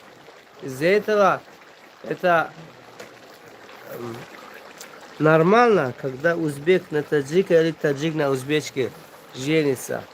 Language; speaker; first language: Russian; non-native, local second language; Tajik